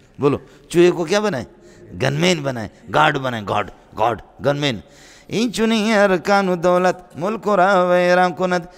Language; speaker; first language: Urdu; non-native, local second language; Brahui